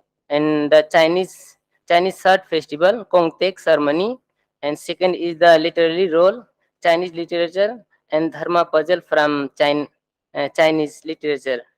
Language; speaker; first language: English; non-native, fluent; Thai